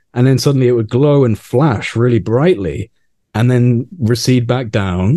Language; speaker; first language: English; native; English